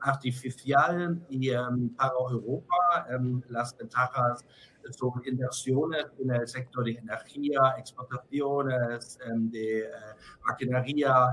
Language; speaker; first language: Spanish; non-native, fluent; German